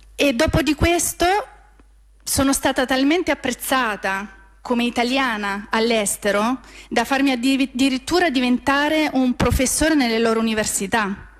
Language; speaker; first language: Italian; native; Italian